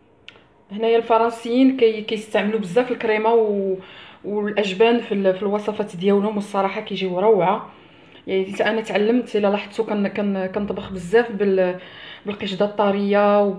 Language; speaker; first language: Arabic; native; Arabic